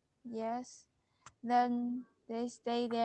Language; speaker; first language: English; non-native, learner; Vietnamese